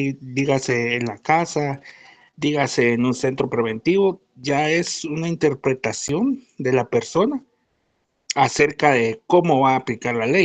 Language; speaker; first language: Spanish; native; Spanish